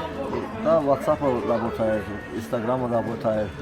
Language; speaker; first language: Russian; non-native, learner; Azerbaijani